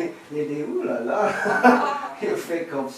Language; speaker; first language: French; non-native, learner; English